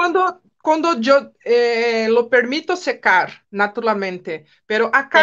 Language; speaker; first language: Spanish; non-native, fluent; Portuguese